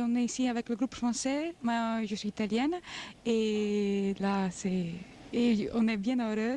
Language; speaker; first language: French; non-native, fluent; Italian